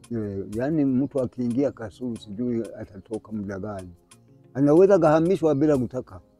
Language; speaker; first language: Swahili; non-native, local second language; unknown